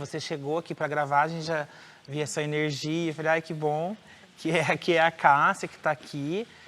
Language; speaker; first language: Portuguese; native; Portuguese